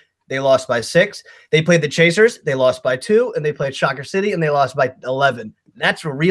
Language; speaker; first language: English; native; English